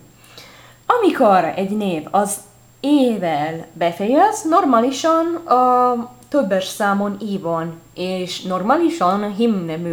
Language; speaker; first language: Hungarian; non-native, learner; Italian